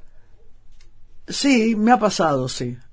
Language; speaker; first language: Spanish; native; Spanish